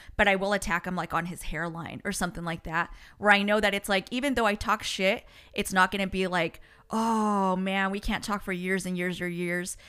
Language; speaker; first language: English; early bilingual, other home language; Spanish